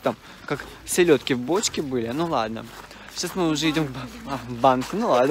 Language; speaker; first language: Russian; native; Russian